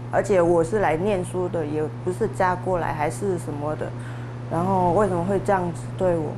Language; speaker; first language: Chinese; non-native, fluent; Vietnamese